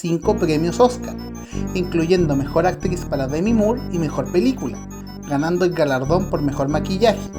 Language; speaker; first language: Spanish; native; Spanish